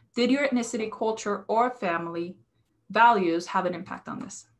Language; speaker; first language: English; non-native, fluent; Spanish